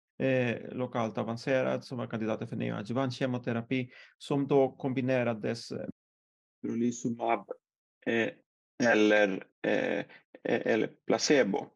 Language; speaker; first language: Swedish; non-native, fluent; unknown